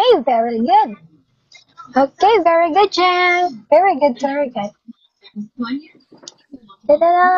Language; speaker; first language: English; non-native, fluent; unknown